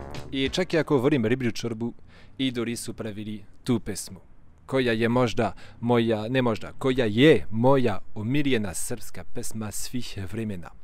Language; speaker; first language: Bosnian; non-native, fluent; French